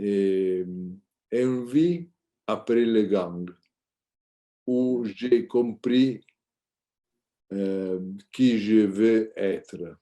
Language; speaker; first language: French; non-native, learner; Italian